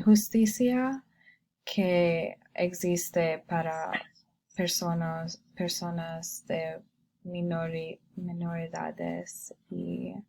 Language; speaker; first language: Spanish; non-native, learner; English